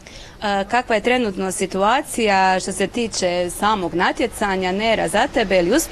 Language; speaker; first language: Croatian; native; Croatian